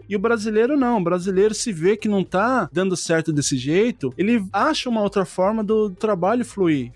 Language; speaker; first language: Portuguese; native; Portuguese